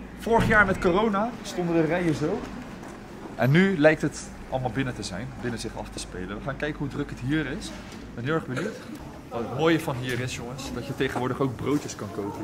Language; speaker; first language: Dutch; native; Dutch